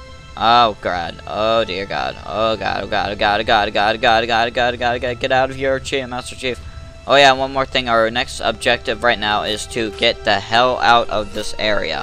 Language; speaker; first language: English; native; English